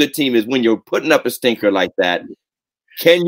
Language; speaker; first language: English; native; English